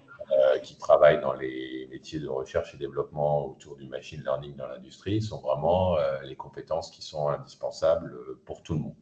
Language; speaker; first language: French; native; French